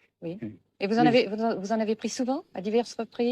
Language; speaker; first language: French; native; French